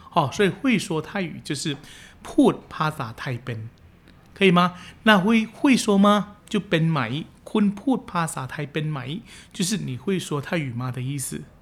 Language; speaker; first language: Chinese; early bilingual, heritage; Chinese